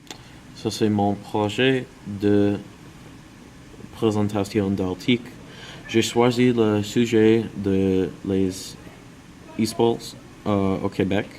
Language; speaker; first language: French; non-native, learner; English